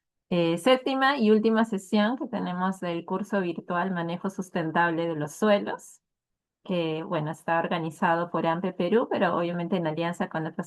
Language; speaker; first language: Spanish; native; Spanish